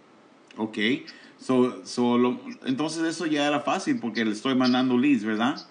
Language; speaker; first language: Spanish; early bilingual, heritage; Spanish